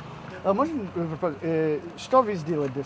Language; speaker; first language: Russian; non-native, learner; English